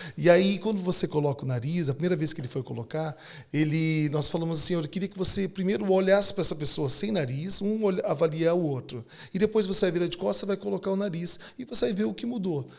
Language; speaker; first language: Portuguese; native; Portuguese